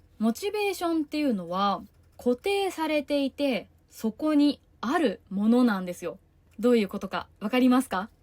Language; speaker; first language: Japanese; native; Japanese